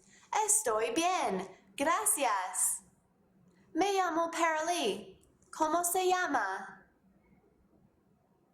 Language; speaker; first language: Spanish; non-native, fluent; English